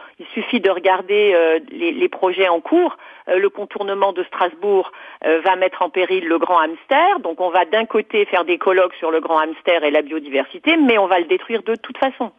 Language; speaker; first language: French; native; French